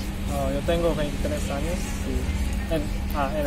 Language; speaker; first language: Spanish; non-native, learner; Korean